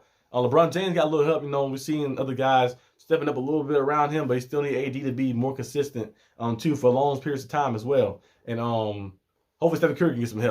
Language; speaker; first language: English; native; English